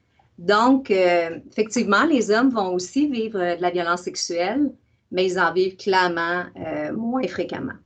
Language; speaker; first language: French; native; French